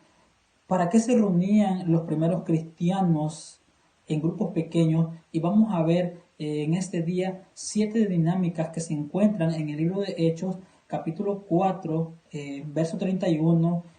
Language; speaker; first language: Spanish; native; Spanish